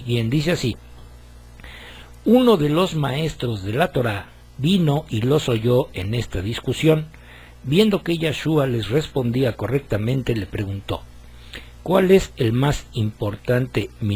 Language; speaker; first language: Spanish; native; Spanish